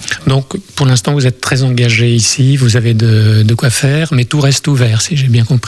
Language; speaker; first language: French; native; French